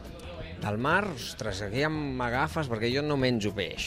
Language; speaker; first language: Catalan; non-native, fluent; Italian